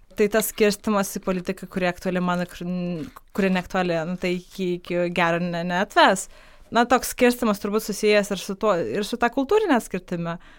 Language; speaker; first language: Lithuanian; non-native, local second language; Polish